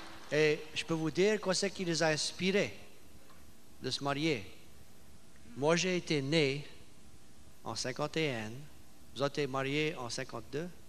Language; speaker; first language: French; early bilingual, heritage; French